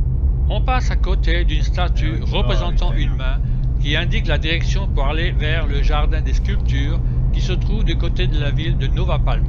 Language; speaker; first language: French; native; French